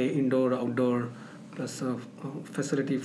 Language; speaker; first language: English; non-native, local second language; Marathi